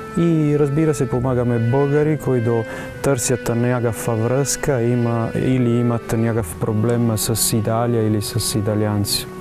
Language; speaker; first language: Bulgarian; non-native, fluent; Italian